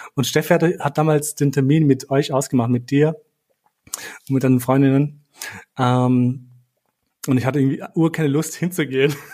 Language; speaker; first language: German; early bilingual, other home language; Albanian